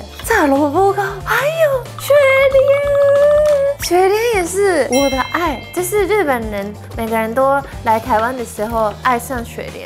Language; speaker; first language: Chinese; non-native, fluent; Japanese